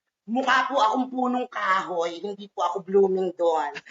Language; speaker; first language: Filipino; native; Filipino